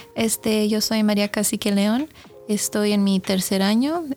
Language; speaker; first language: Spanish; early bilingual, heritage; Spanish